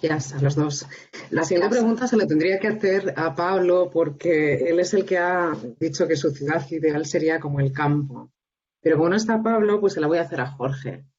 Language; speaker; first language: Spanish; native; Spanish